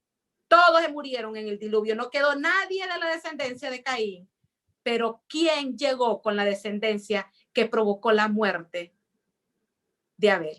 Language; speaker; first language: Spanish; native; Spanish